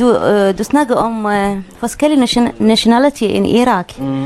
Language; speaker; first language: Danish; non-native, learner; Arabic